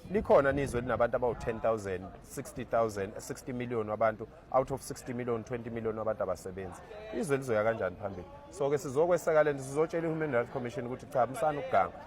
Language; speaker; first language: Zulu; native; Zulu